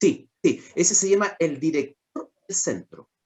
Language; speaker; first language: Spanish; native; Spanish